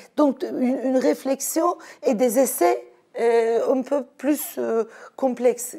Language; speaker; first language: French; non-native, fluent; Turkish